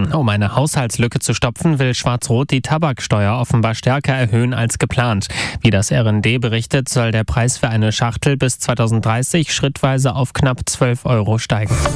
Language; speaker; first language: German; native; German